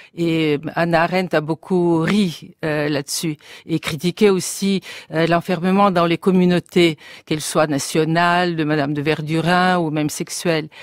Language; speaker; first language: French; non-native, fluent; Bulgarian